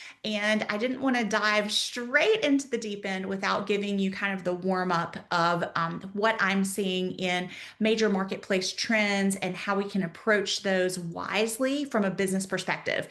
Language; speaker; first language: English; native; English